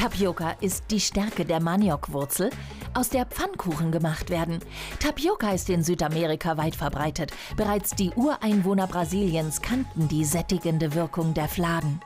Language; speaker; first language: German; native; German